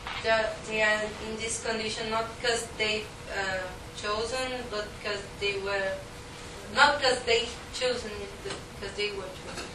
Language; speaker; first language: English; non-native, fluent; Portuguese